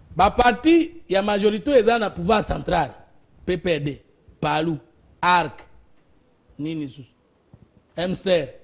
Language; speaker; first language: Lingala; non-native, local second language; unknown